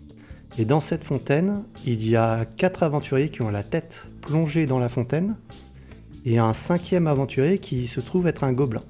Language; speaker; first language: French; native; French